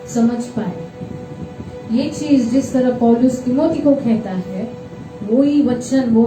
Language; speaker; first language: Hindi; non-native, local second language; Marathi